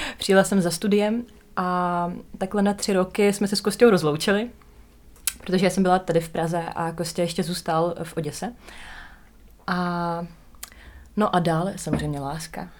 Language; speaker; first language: Czech; non-native, fluent; Russian